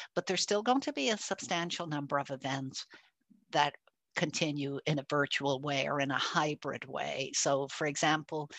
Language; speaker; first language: English; native; English